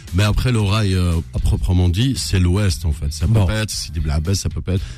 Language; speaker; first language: French; non-native, local second language; Arabic